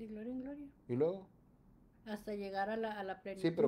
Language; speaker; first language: Spanish; native; Spanish